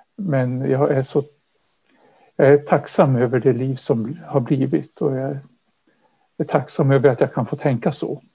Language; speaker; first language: Swedish; native; Swedish